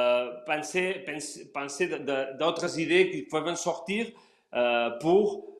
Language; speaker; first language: French; non-native, fluent; Spanish